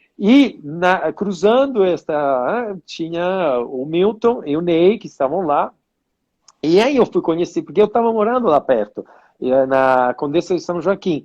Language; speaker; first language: Portuguese; non-native, fluent; Italian